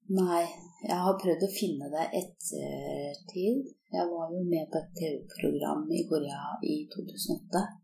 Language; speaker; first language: Norwegian; early bilingual, other home language; Korean